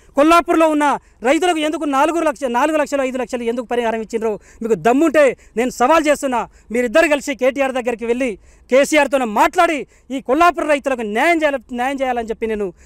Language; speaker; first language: Telugu; native; Telugu